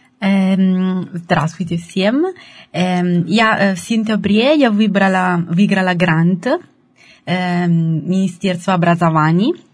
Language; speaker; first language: Russian; non-native, learner; Italian